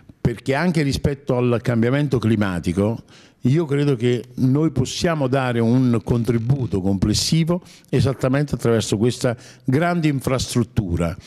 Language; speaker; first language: Italian; native; Italian